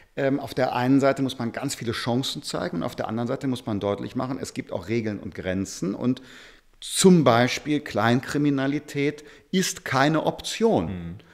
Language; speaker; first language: German; native; German